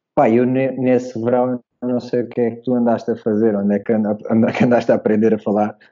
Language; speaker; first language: Portuguese; native; Portuguese